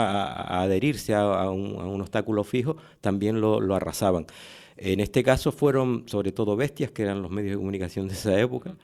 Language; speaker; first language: Spanish; native; Spanish